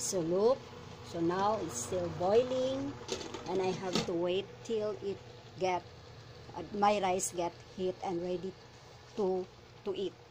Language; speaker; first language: English; non-native, local second language; Filipino